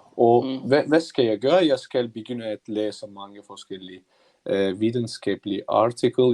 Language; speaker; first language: Danish; non-native, learner; Turkish